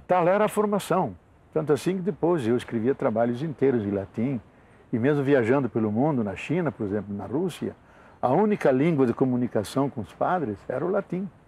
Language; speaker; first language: Portuguese; non-native, local second language; Italian